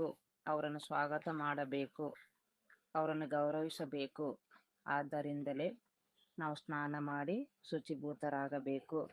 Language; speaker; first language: Kannada; native; Kannada